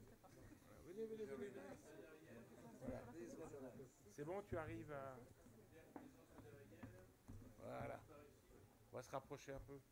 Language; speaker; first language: French; native; French